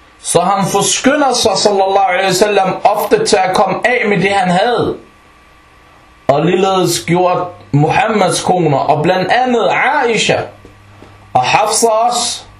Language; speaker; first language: Danish; non-native, local second language; Arabic